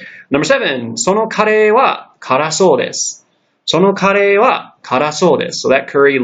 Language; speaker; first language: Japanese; non-native, fluent; English